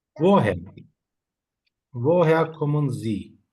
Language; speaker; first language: German; non-native, fluent; Turkish